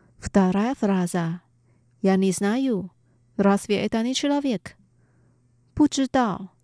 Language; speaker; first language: Russian; non-native, learner; Chinese